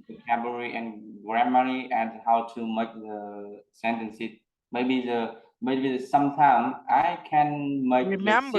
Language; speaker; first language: English; non-native, learner; Vietnamese